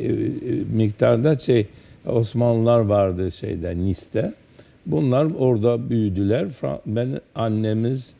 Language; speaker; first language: Turkish; early bilingual, heritage; Turkish